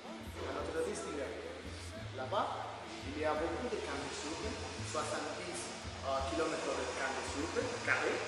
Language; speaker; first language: French; non-native, learner; Spanish